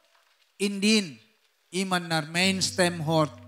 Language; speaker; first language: Dutch; non-native, learner; Indonesian